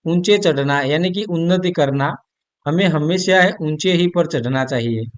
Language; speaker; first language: Hindi; non-native, local second language; Gujarati